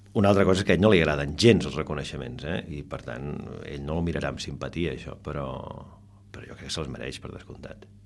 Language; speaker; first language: Catalan; non-native, local second language; Spanish